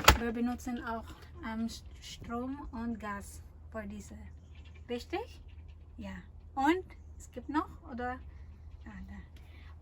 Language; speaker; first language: German; non-native, learner; Filipino